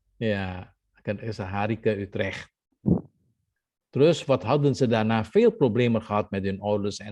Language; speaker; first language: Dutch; non-native, fluent; Indonesian